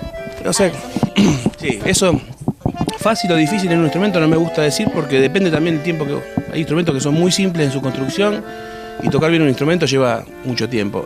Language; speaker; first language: Spanish; native; Spanish